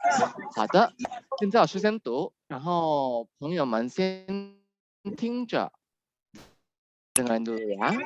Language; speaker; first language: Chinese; non-native, fluent; Indonesian